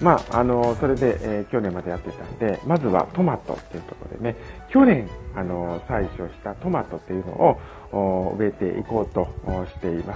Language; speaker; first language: Japanese; native; Japanese